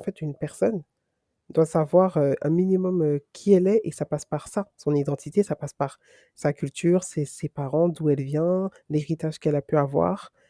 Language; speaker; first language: French; native; French